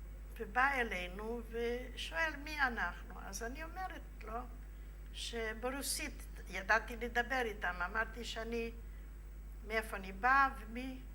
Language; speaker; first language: Hebrew; non-native, fluent; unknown